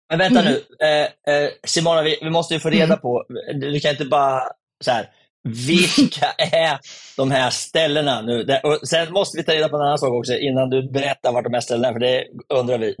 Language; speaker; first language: Swedish; native; Swedish